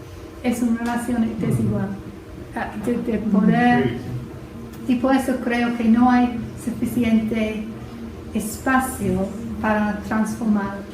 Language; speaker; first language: Spanish; non-native, fluent; English